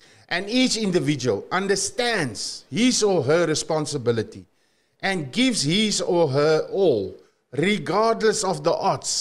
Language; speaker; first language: English; non-native, local second language; Afrikaans